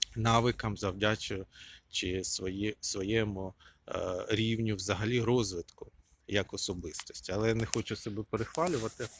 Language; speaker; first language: Ukrainian; non-native, local second language; Russian